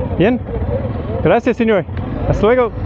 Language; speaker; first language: Spanish; non-native, learner; English